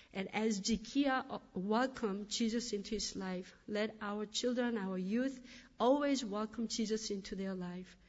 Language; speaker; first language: English; non-native, fluent; Korean